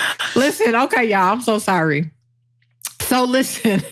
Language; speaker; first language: English; native; English